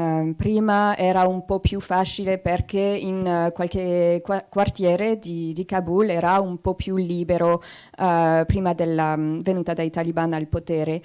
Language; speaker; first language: Italian; non-native, fluent; French